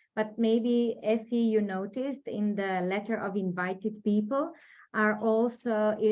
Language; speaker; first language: English; non-native, fluent; Slovenian